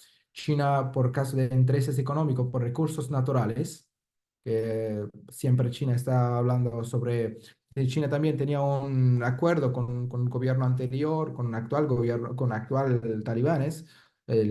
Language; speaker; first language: Spanish; non-native, fluent; Persian